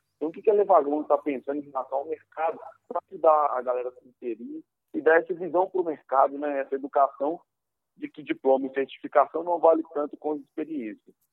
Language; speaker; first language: Portuguese; native; Portuguese